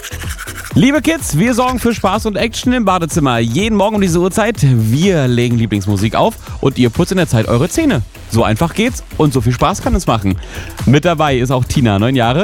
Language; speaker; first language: German; native; German